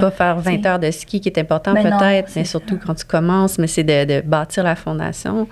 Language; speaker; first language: French; native; French